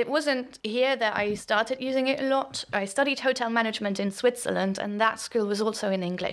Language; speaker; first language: English; non-native, fluent; Luxembourgish